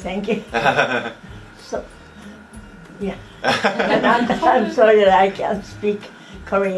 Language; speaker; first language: English; non-native, fluent; Japanese